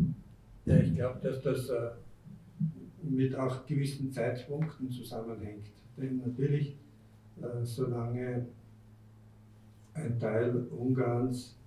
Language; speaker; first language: German; native; German